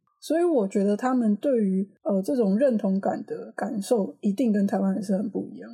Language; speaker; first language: Chinese; native; Chinese